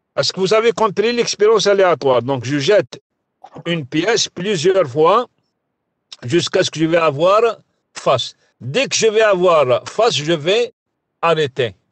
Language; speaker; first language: French; non-native, local second language; Arabic